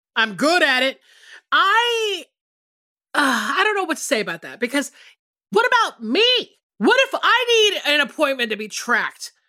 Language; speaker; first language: English; native; English